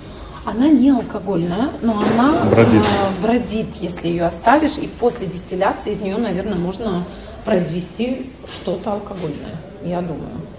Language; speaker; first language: Russian; native; Russian